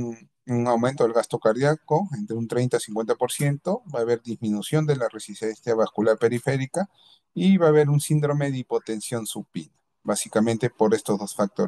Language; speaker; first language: Spanish; native; Spanish